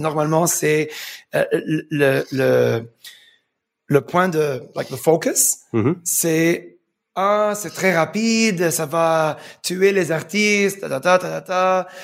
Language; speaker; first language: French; non-native, fluent; English